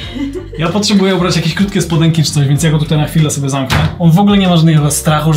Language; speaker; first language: Polish; native; Polish